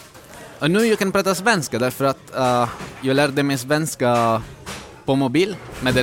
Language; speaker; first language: Swedish; non-native, learner; Italian